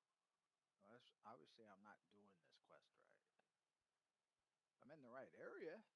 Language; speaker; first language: English; native; English